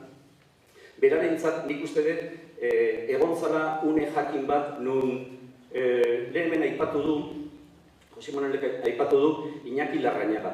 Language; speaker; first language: Basque; native; Basque